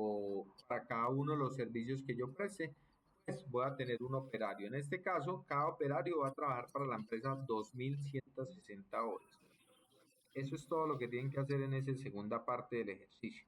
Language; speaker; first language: Spanish; native; Spanish